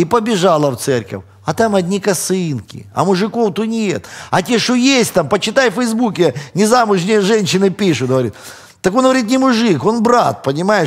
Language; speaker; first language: Russian; native; Russian